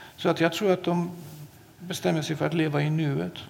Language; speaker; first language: Swedish; non-native, fluent; Polish